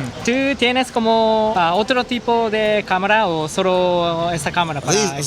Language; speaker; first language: Spanish; non-native, learner; Japanese